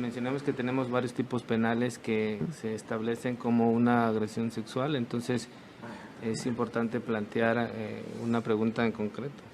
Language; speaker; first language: Spanish; native; Spanish